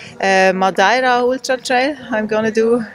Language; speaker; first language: English; non-native, learner; German